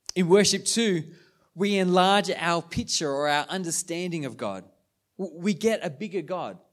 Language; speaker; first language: English; native; English